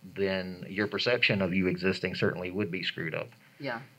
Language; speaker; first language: English; native; English